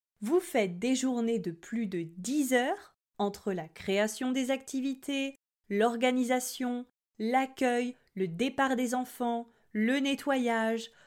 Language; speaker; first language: French; native; French